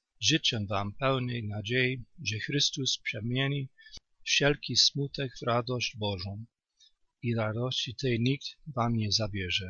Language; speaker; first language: Polish; native; Polish